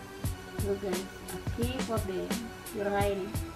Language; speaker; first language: English; non-native, learner; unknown